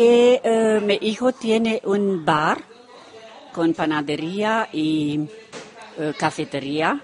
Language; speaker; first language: Spanish; non-native, learner; Romanian